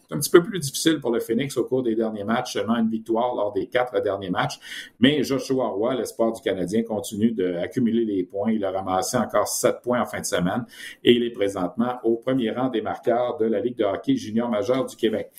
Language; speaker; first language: French; native; French